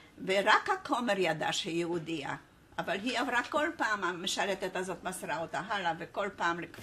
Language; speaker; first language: Hebrew; non-native, fluent; Polish